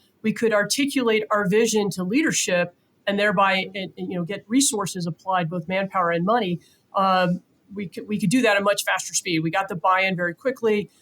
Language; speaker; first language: English; native; English